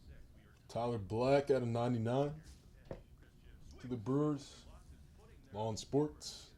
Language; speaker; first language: English; native; English